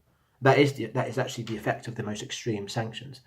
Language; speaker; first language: English; native; English